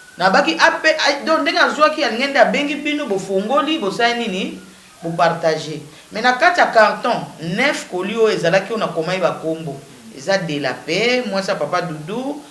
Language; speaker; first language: Lingala; non-native, local second language; Kongo